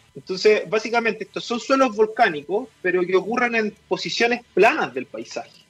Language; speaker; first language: Spanish; native; Spanish